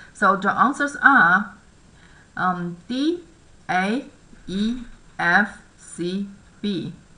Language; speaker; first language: English; non-native, fluent; Chinese